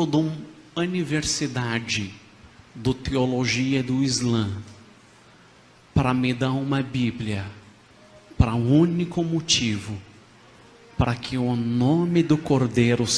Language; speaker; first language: Portuguese; non-native, fluent; Arabic